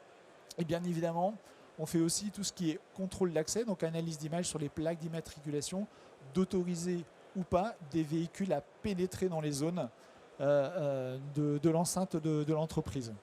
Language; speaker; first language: French; native; French